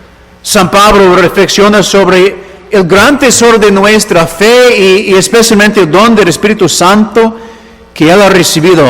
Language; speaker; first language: Spanish; non-native, fluent; English